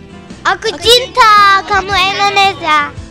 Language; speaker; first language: Indonesian; non-native, learner; Turkish